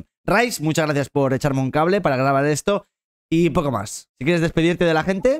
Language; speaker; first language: Spanish; native; Spanish